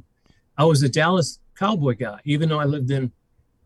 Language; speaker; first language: English; native; English